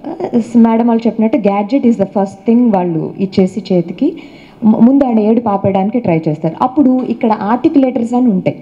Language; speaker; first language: Telugu; native; Telugu